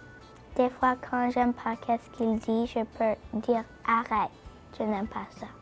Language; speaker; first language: French; non-native, local second language; English